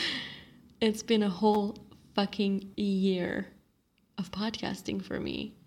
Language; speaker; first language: English; non-native, fluent; Slovenian